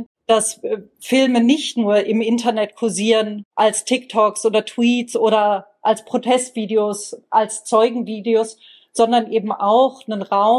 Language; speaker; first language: German; native; German